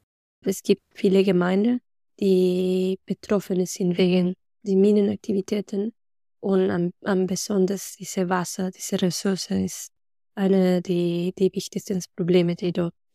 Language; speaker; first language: German; non-native, fluent; Spanish